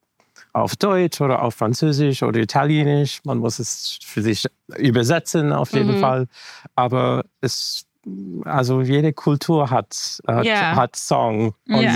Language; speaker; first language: German; non-native, fluent; English